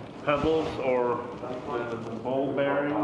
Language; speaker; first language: English; non-native, fluent; German